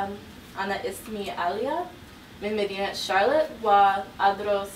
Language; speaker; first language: Arabic; non-native, learner; English